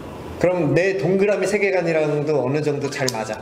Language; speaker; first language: Korean; native; Korean